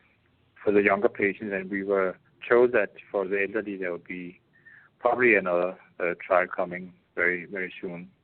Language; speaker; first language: English; non-native, fluent; Danish